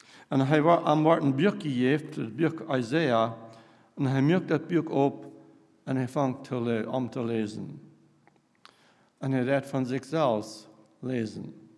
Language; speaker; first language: Dutch; non-native, learner; English